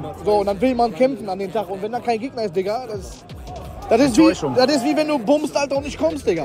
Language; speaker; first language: German; native; German